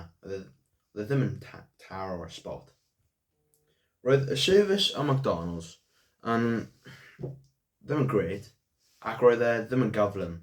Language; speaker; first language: Welsh; non-native, local second language; English